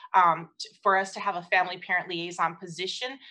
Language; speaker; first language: English; native; English